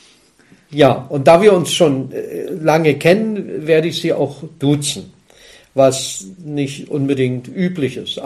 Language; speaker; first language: German; native; German